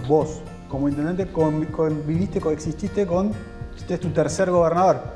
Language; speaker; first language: Spanish; native; Spanish